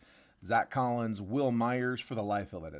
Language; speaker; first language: English; native; English